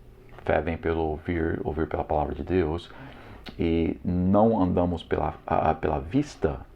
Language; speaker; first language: Portuguese; non-native, fluent; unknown